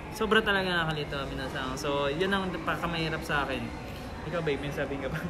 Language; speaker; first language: Filipino; non-native, local second language; Hiligaynon